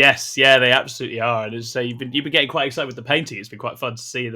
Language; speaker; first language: English; native; English